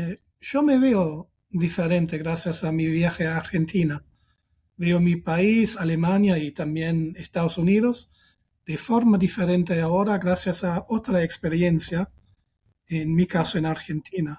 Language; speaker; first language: Spanish; non-native, fluent; German